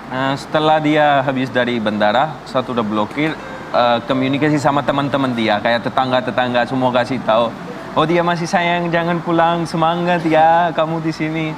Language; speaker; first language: Indonesian; non-native, fluent; Hindi